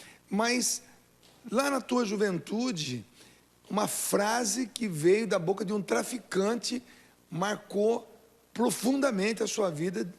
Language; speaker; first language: Portuguese; native; Portuguese